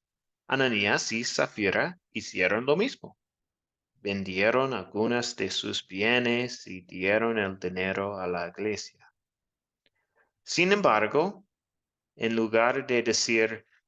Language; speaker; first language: Spanish; non-native, fluent; English